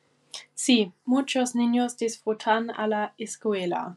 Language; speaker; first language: Spanish; non-native, learner; German